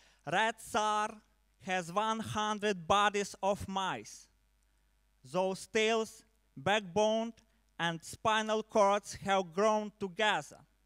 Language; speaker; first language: English; non-native, learner; Ukrainian